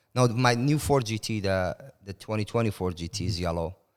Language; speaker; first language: English; non-native, fluent; Persian